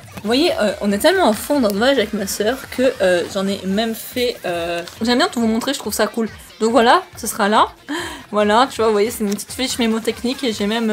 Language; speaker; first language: French; native; French